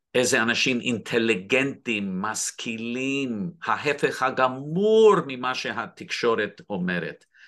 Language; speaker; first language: Hebrew; non-native, fluent; English